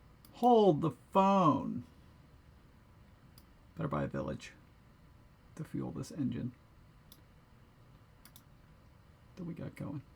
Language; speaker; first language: English; native; English